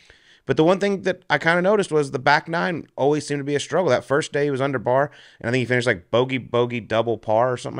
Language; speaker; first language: English; native; English